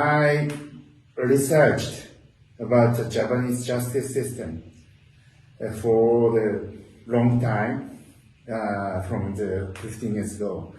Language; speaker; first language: English; non-native, learner; Japanese